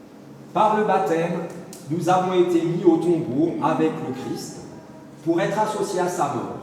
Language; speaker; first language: French; native; French